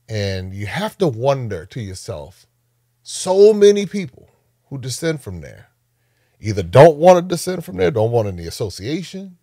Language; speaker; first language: English; native; English